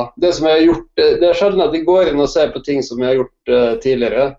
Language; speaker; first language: Norwegian; native; Norwegian